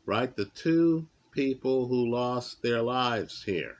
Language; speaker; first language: English; native; English